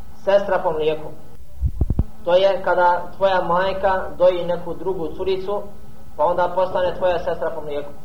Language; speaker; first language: Bosnian; non-native, fluent; Arabic